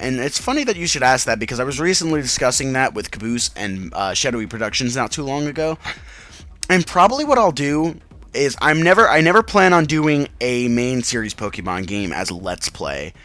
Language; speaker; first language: English; native; English